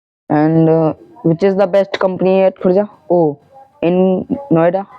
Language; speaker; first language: English; non-native, learner; Hindi